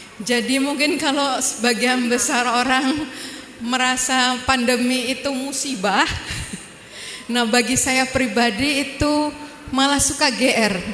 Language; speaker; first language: Indonesian; native; Indonesian